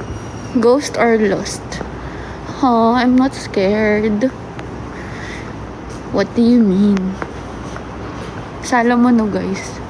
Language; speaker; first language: English; non-native, local second language; Filipino